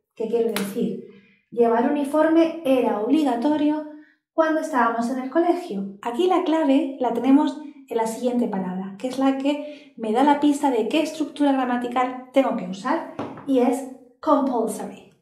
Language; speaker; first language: Spanish; native; Spanish